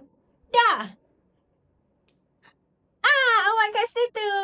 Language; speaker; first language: Malay; native; Malay